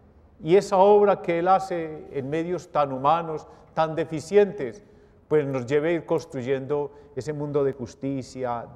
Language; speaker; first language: Spanish; native; Spanish